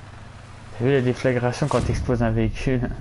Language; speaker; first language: French; native; French